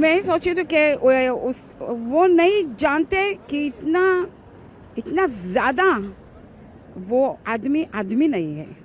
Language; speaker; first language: Hindi; early bilingual, heritage; Hindi